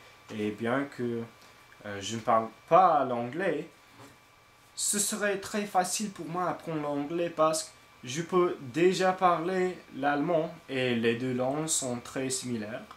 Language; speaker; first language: French; non-native, learner; English